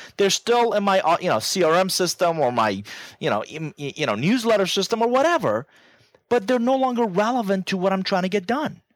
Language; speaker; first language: English; non-native, fluent; Persian